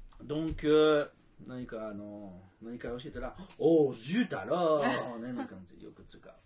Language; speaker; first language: Japanese; non-native, fluent; French